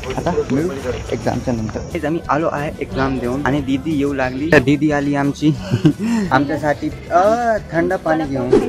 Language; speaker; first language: Marathi; non-native, local second language; Hindi